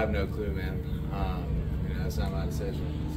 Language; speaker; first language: English; native; English